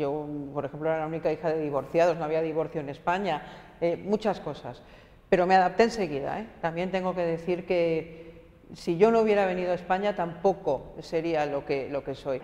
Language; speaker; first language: Spanish; native; Spanish